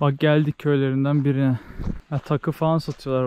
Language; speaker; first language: Turkish; native; Turkish